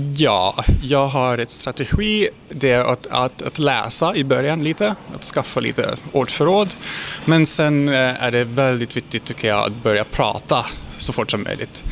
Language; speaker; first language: Swedish; non-native, fluent; Hungarian